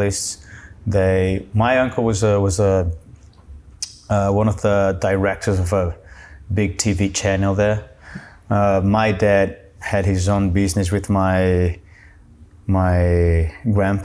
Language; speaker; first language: English; non-native, fluent; Portuguese